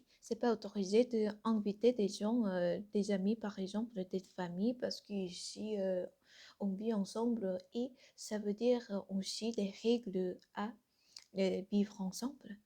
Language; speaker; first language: French; non-native, learner; Korean